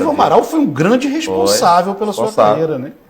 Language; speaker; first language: Portuguese; native; Portuguese